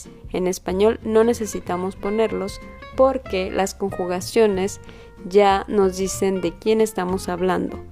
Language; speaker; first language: Spanish; non-native, fluent; French